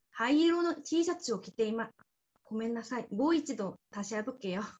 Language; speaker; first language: Japanese; non-native, fluent; Korean